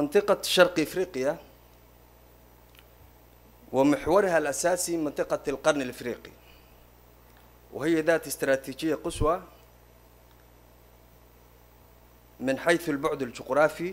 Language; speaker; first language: Arabic; non-native, local second language; Somali